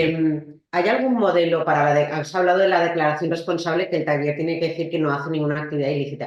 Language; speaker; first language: Spanish; native; Spanish